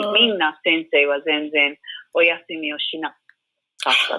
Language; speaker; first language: Japanese; non-native, learner; English